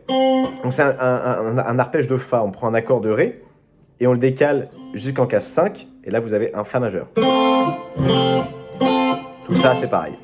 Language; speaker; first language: French; native; French